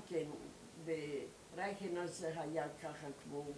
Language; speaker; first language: Hebrew; non-native, learner; German